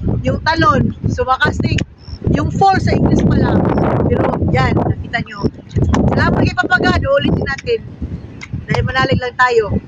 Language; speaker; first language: Filipino; non-native, local second language; Cebuano